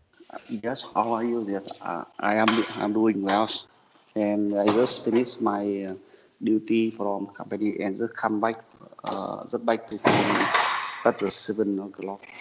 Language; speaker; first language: English; non-native, learner; Vietnamese